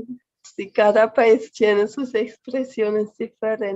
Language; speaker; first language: Spanish; non-native, fluent; German